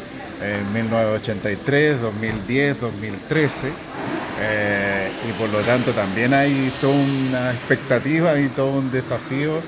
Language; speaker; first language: Spanish; native; Spanish